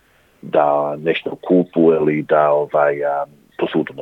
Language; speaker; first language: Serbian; early bilingual, heritage; English